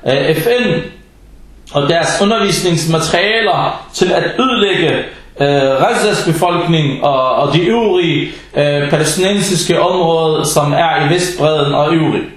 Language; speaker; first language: Danish; non-native, fluent; Arabic